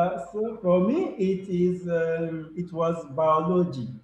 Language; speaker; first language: English; non-native, learner; French